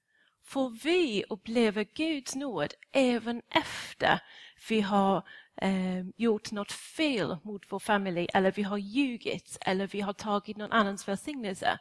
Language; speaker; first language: Swedish; non-native, fluent; English